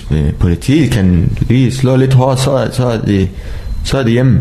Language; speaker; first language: Danish; non-native, learner; Arabic